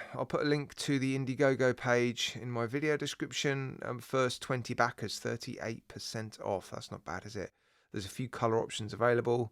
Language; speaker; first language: English; native; English